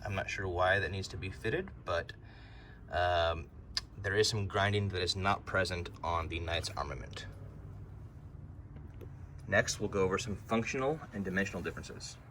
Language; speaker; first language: English; native; English